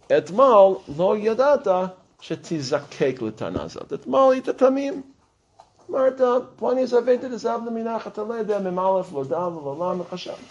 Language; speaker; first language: Hebrew; non-native, fluent; English